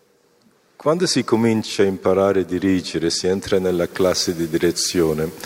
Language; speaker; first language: Italian; non-native, fluent; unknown